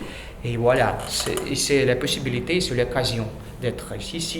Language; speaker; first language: French; non-native, learner; Russian